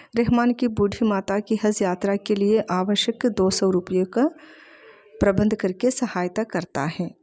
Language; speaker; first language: Hindi; non-native, local second language; Telugu